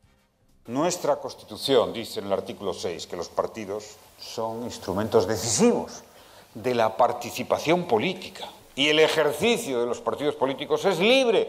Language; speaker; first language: Spanish; native; Spanish